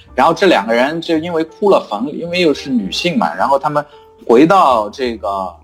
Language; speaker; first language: Chinese; native; Chinese